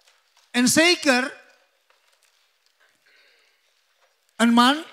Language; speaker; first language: Dutch; non-native, learner; Indonesian